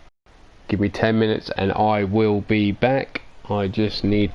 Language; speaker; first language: English; native; English